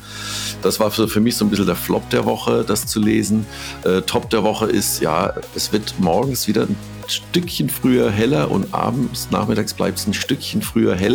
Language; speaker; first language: German; native; German